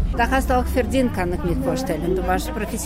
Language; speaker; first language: German; non-native, fluent; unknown